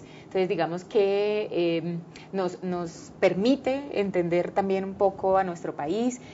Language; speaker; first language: Spanish; native; Spanish